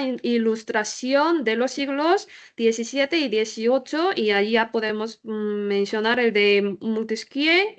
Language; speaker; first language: Spanish; non-native, learner; Korean